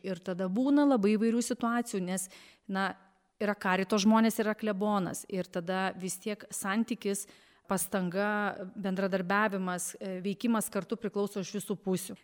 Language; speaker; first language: Lithuanian; native; Lithuanian